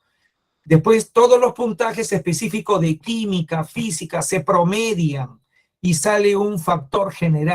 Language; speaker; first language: Spanish; native; Spanish